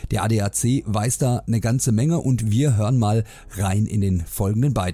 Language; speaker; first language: German; native; German